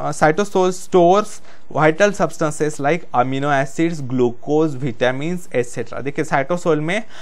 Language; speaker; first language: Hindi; non-native, local second language; Marathi